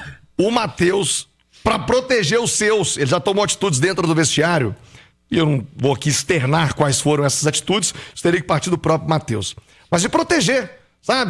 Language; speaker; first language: Portuguese; native; Portuguese